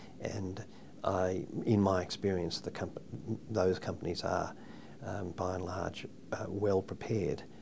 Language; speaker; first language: English; native; English